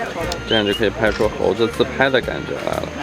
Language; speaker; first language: Chinese; native; Chinese